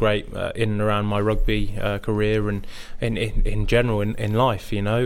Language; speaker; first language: English; native; English